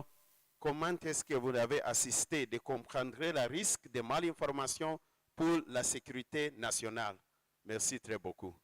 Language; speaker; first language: French; non-native, learner; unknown